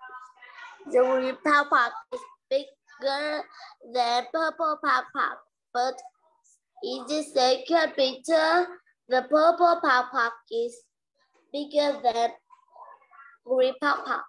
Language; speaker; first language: English; non-native, learner; Vietnamese